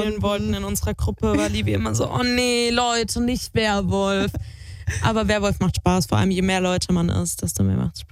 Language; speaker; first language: German; native; German